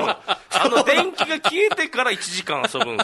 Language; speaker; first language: Japanese; native; Japanese